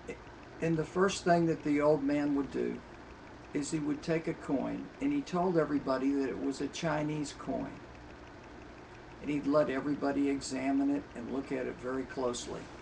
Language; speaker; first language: English; native; English